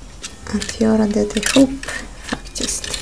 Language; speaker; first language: Swedish; non-native, learner; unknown